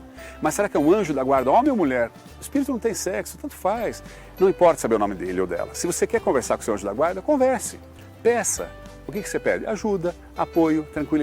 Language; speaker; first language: Portuguese; native; Portuguese